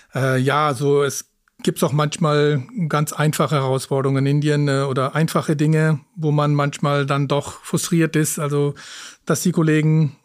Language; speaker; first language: German; early bilingual, other home language; Punjabi